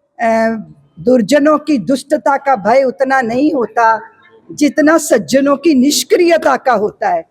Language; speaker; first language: Hindi; native; Hindi